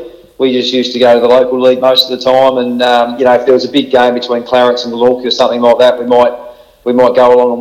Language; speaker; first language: English; native; English